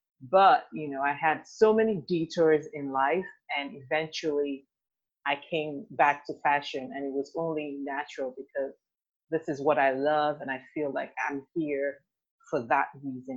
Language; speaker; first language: English; non-native, local second language; Igbo